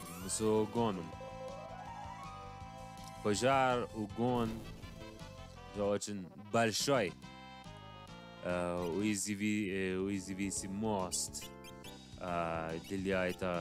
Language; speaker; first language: Russian; non-native, learner; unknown